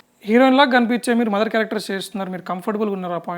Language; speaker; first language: Telugu; native; Telugu